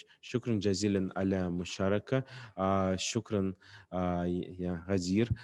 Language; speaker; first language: Arabic; non-native, fluent; Russian